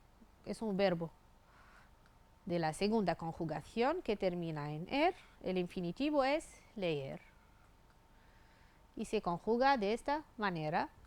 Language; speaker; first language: Spanish; non-native, fluent; Arabic